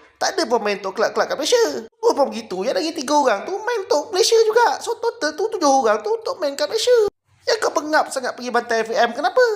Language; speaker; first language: Malay; native; Malay